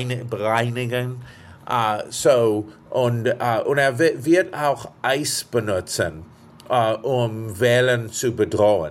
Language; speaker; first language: German; non-native, fluent; English